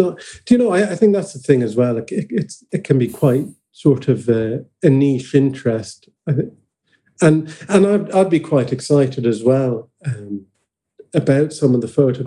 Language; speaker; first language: English; native; English